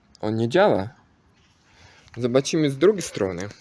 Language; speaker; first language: Polish; non-native, learner; Ukrainian